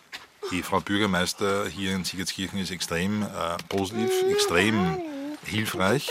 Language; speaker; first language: German; native; German